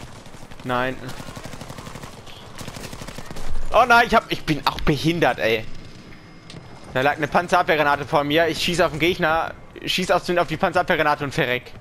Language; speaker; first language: German; native; German